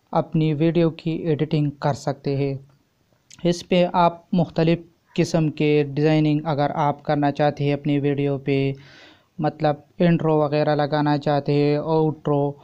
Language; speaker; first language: Urdu; non-native, local second language; Pashto